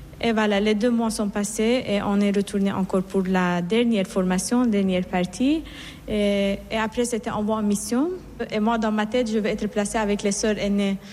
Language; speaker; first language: French; non-native, fluent; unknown